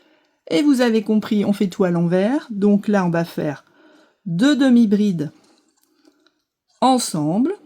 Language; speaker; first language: French; native; French